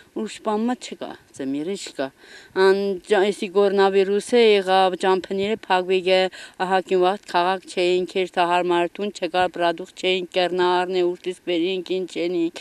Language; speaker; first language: Armenian; native; Armenian